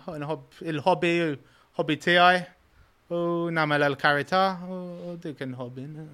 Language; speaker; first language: Maltese; early bilingual, heritage; Maltese